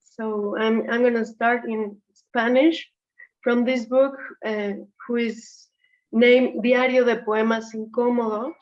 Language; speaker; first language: English; non-native, fluent; Spanish